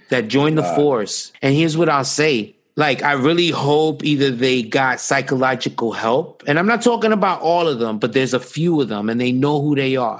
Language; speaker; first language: English; native; English